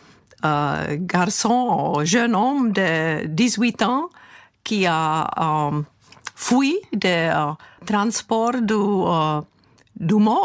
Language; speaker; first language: French; non-native, fluent; Czech